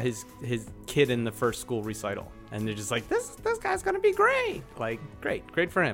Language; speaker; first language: English; native; English